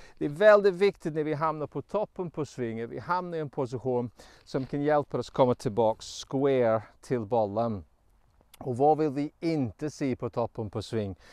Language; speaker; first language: Swedish; non-native, fluent; English